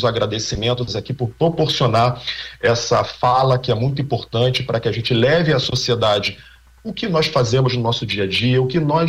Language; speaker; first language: Portuguese; native; Portuguese